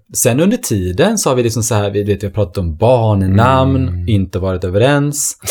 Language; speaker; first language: Swedish; early bilingual, other home language; Norwegian